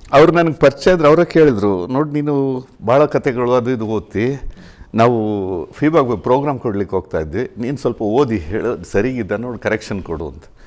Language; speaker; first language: Kannada; early bilingual, heritage; Kannada